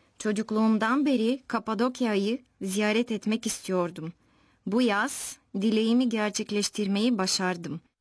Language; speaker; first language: Turkish; non-native, fluent; Bulgarian